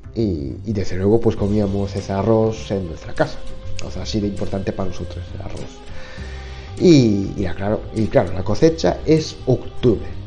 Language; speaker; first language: Spanish; non-native, fluent; Japanese